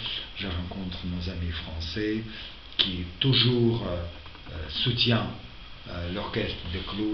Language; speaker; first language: French; non-native, fluent; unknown